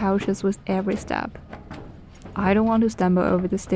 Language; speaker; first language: English; non-native, fluent; Chinese